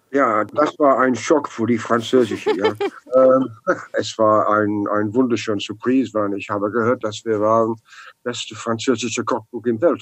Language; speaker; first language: German; non-native, learner; English